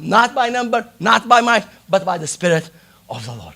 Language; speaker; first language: English; non-native, local second language; Amharic